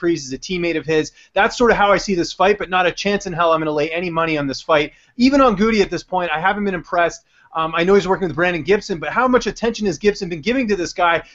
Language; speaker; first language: English; native; English